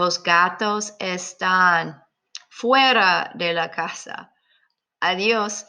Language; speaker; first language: Spanish; non-native, fluent; English